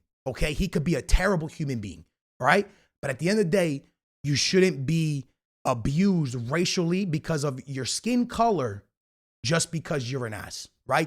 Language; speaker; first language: English; native; English